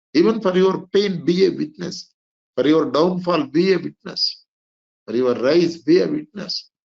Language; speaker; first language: English; non-native, local second language; Telugu